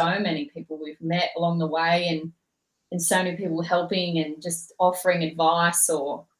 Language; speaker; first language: English; native; English